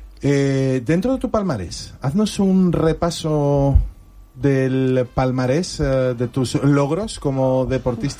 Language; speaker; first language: Spanish; native; Spanish